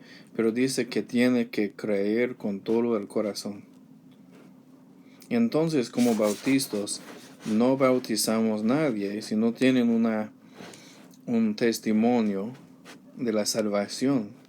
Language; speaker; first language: Spanish; non-native, learner; English